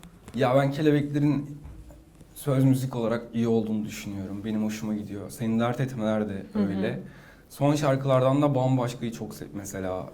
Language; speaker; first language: Turkish; native; Turkish